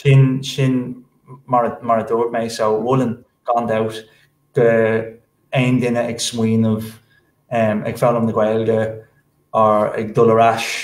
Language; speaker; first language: Irish; non-native, local second language; English